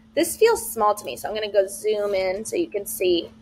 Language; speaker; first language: English; native; English